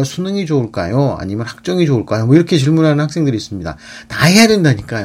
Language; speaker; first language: Korean; native; Korean